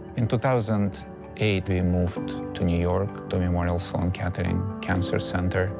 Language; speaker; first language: English; non-native, fluent; Russian